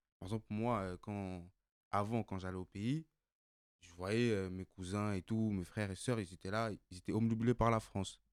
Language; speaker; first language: French; non-native, local second language; Bambara